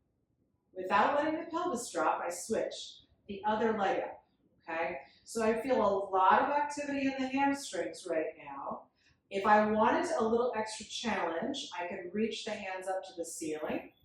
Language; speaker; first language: English; native; English